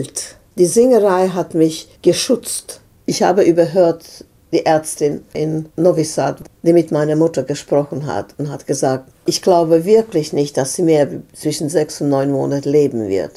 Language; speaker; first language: German; non-native, fluent; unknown